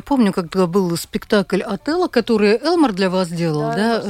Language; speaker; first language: Russian; native; Russian